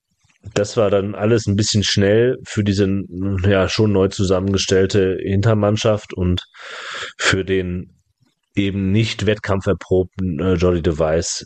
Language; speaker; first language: German; native; German